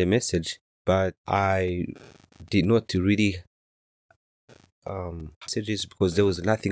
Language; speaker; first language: English; non-native, local second language; Kinyarwanda